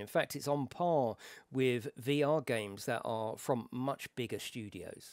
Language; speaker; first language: English; native; English